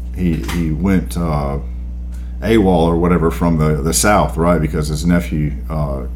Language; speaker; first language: English; early bilingual, other home language; Spanish